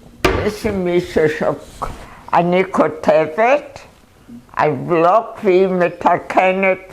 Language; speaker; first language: Hebrew; non-native, fluent; German